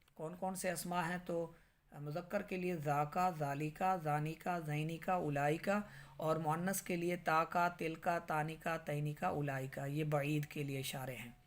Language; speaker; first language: Urdu; native; Urdu